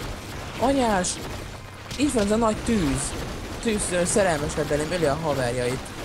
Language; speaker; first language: Hungarian; native; Hungarian